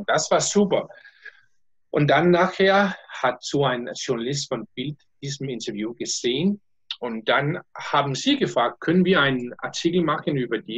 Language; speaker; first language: German; non-native, learner; Danish